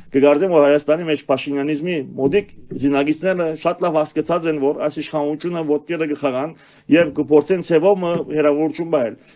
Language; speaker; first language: Armenian; early bilingual, heritage; Armenian